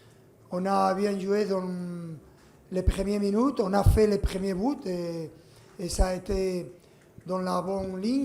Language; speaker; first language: French; non-native, fluent; Spanish